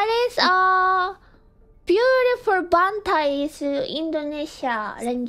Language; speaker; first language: English; non-native, learner; Korean